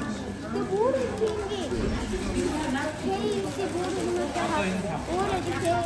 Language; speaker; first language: Mongolian; early bilingual, heritage; Mongolian